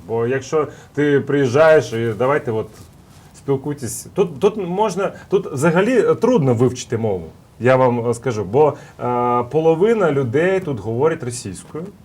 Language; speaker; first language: Ukrainian; early bilingual, heritage; Russian